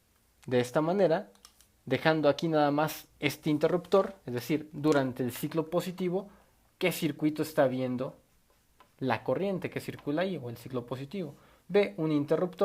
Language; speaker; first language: Spanish; native; Spanish